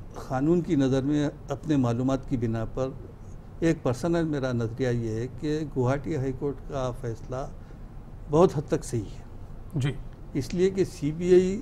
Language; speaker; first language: Hindi; non-native, local second language; Urdu